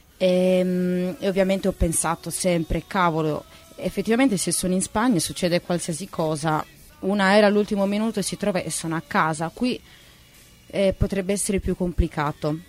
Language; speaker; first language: Italian; native; Italian